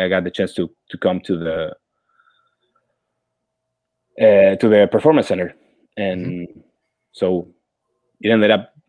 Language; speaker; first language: English; non-native, fluent; Spanish